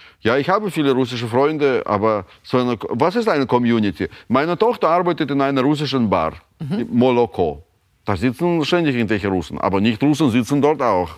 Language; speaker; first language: German; non-native, fluent; Russian